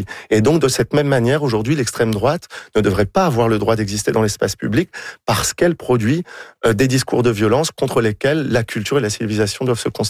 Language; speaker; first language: French; native; French